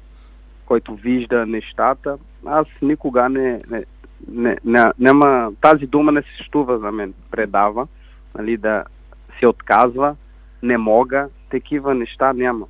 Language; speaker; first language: Bulgarian; non-native, learner; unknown